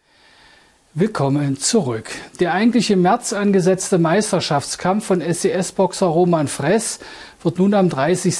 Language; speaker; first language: German; native; German